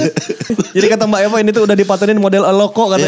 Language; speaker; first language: Indonesian; native; Indonesian